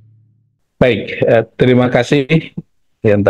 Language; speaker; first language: Indonesian; native; Indonesian